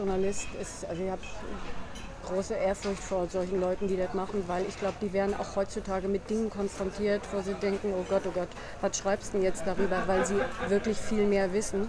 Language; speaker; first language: German; native; German